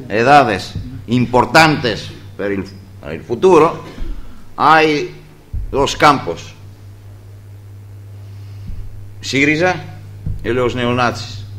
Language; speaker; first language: Spanish; non-native, fluent; Greek